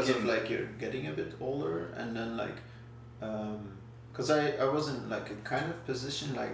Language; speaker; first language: English; non-native, fluent; Dutch